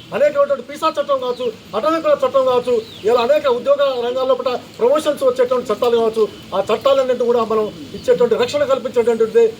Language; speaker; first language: Telugu; non-native, local second language; Lambadi